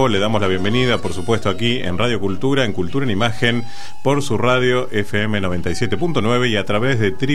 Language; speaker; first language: Spanish; native; Spanish